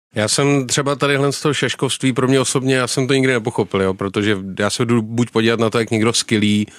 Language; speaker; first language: Czech; early bilingual, other home language; Russian